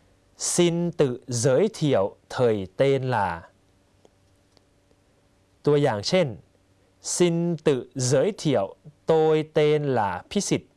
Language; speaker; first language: Vietnamese; non-native, fluent; Thai